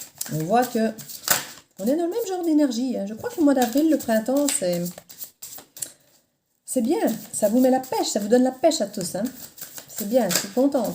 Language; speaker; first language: French; native; French